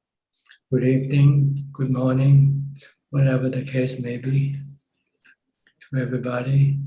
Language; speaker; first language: English; non-native, fluent; Thai